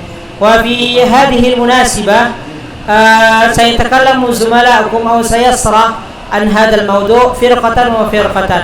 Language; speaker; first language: Arabic; non-native, fluent; Indonesian